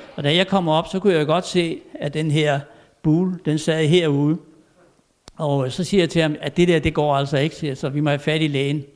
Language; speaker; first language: Danish; native; Danish